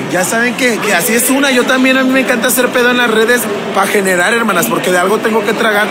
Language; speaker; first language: Spanish; native; Spanish